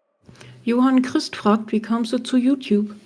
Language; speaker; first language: German; native; German